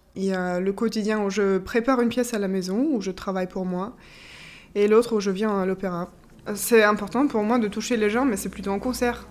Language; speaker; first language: French; non-native, fluent; German